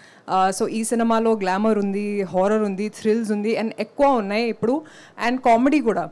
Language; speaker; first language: Telugu; non-native, local second language; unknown